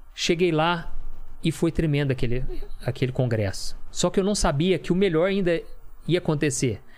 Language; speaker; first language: Portuguese; native; Portuguese